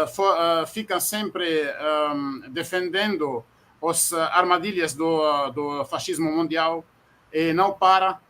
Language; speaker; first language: Portuguese; non-native, fluent; Arabic